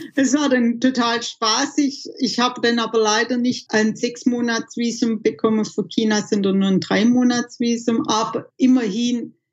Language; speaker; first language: German; native; German